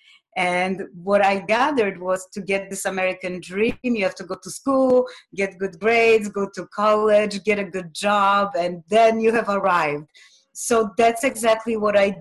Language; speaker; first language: English; non-native, fluent; Polish